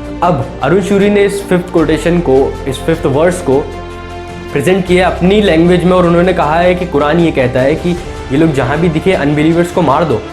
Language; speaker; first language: Hindi; native; Hindi